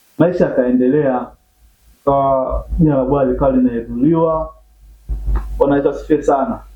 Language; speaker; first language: Swahili; native; Swahili